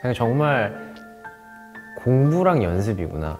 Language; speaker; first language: Korean; native; Korean